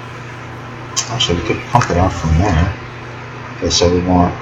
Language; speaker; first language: English; native; English